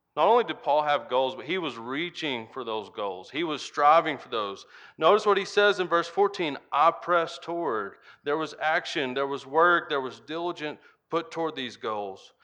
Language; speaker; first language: English; native; English